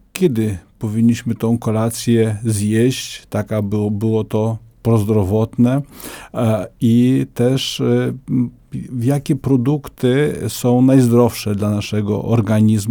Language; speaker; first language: Polish; native; Polish